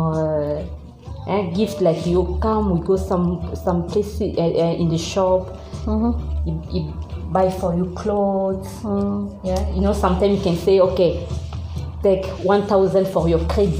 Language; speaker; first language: English; non-native, learner; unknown